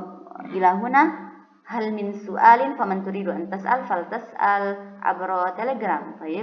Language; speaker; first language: Arabic; non-native, fluent; Indonesian